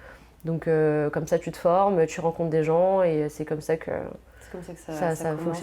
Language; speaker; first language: French; native; French